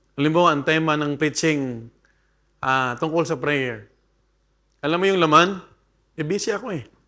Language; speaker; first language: Filipino; native; Filipino